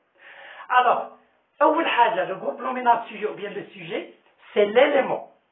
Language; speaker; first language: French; non-native, local second language; Arabic